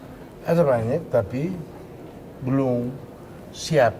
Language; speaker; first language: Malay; non-native, fluent; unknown